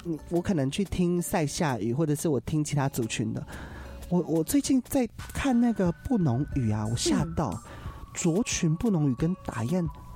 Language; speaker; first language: Chinese; non-native, local second language; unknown